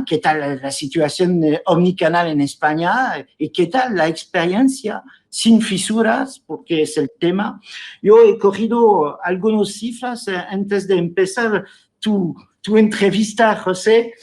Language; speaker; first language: Spanish; non-native, fluent; French